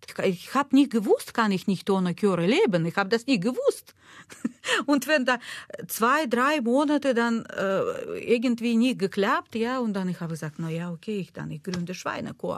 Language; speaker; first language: German; non-native, learner; Russian